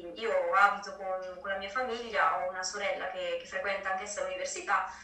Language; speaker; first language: Italian; native; Italian